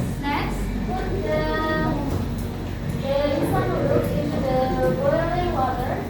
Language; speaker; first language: English; non-native, learner; Indonesian